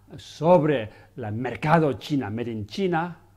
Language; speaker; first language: Spanish; non-native, learner; Chinese